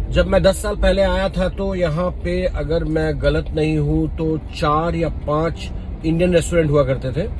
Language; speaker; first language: Hindi; native; Hindi